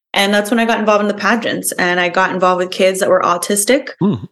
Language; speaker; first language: English; early bilingual, other home language; Spanish